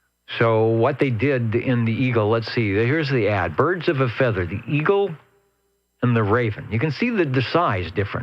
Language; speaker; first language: English; native; English